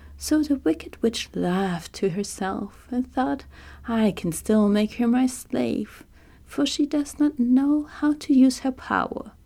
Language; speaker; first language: English; non-native, fluent; German